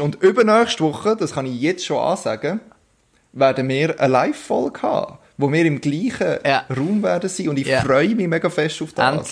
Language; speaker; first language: German; native; German